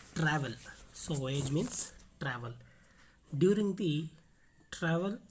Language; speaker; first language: English; non-native, local second language; Kannada